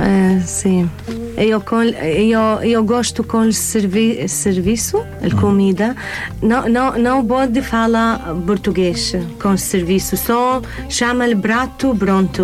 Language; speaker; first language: Portuguese; non-native, learner; Arabic